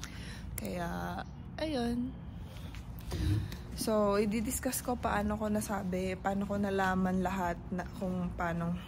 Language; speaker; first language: Filipino; native; Filipino